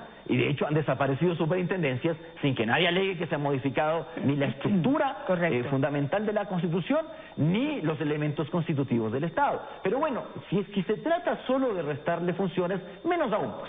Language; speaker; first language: Spanish; native; Spanish